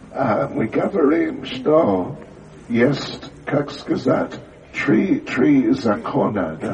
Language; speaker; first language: Russian; non-native, learner; English